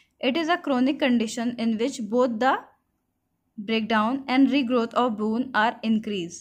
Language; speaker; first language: English; non-native, local second language; Hindi